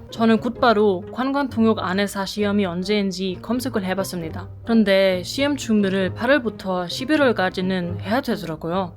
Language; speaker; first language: Korean; non-native, fluent; German